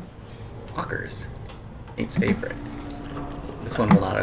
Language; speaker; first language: English; native; English